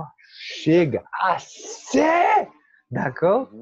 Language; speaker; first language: French; non-native, fluent; Portuguese